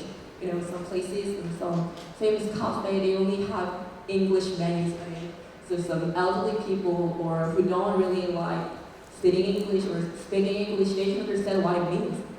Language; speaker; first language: English; non-native, learner; Korean